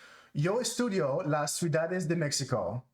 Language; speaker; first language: Spanish; non-native, learner; English